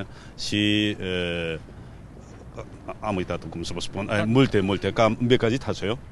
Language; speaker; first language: Romanian; non-native, learner; Korean